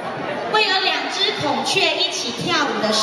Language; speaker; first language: Chinese; native; Chinese